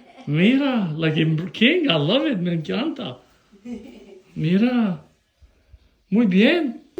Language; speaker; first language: Spanish; non-native, learner; Albanian